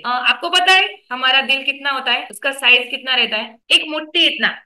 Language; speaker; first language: Hindi; non-native, local second language; Marathi